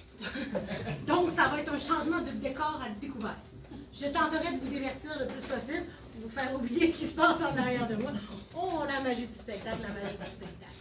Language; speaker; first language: French; native; French